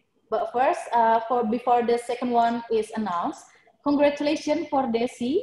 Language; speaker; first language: English; non-native, fluent; Indonesian